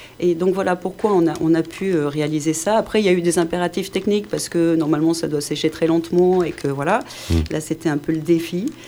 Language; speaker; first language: French; native; French